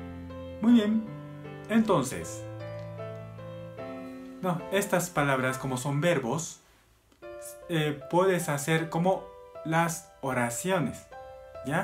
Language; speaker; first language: Spanish; non-native, fluent; Japanese